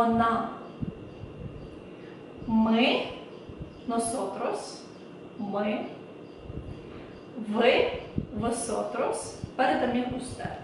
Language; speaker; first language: Spanish; non-native, fluent; Ukrainian